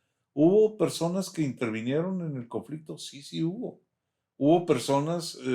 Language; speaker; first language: Spanish; native; Spanish